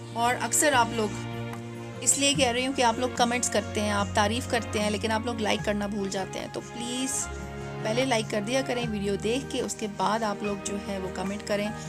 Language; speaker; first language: Urdu; native; Urdu